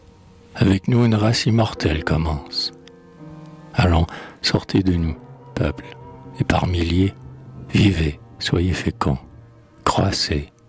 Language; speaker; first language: French; native; French